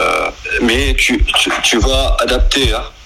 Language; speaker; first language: French; non-native, learner; Arabic